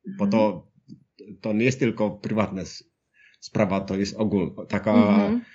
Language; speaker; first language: Polish; non-native, learner; Finnish